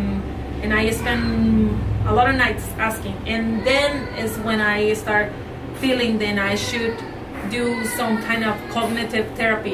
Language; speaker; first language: English; non-native, fluent; Spanish